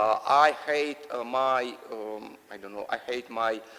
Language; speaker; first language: English; non-native, learner; Russian